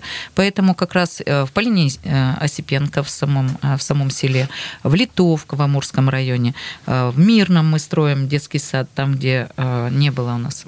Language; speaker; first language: Russian; native; Russian